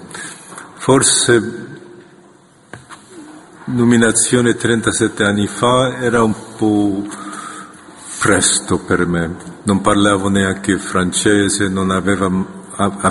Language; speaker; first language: Italian; non-native, fluent; Korean